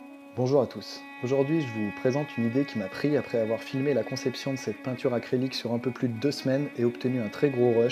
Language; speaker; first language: French; native; French